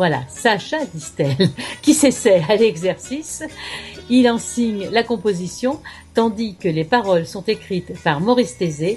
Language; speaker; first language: French; native; French